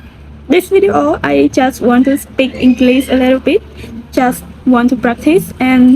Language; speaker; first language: English; non-native, learner; Khmer